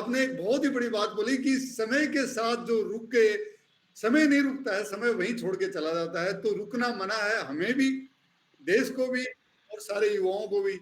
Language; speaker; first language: Hindi; native; Hindi